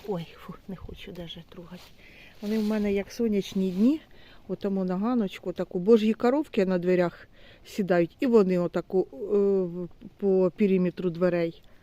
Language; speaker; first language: Ukrainian; native; Ukrainian